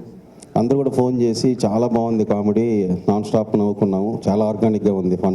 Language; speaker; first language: Telugu; native; Telugu